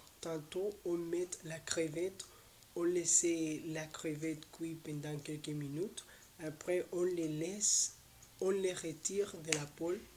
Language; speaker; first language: French; non-native, learner; Spanish